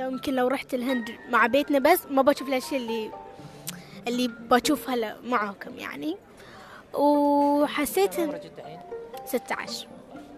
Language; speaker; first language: Arabic; native; Arabic